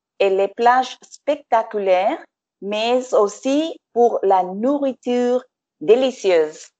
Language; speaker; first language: French; non-native, fluent; English